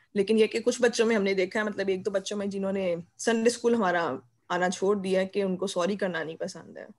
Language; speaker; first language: Urdu; native; Urdu